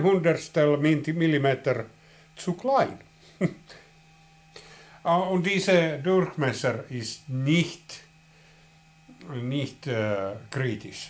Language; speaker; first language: German; non-native, learner; Finnish